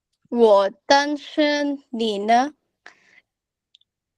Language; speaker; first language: Chinese; non-native, learner; Filipino